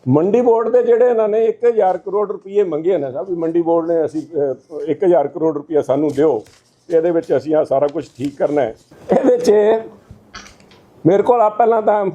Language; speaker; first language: Punjabi; native; Punjabi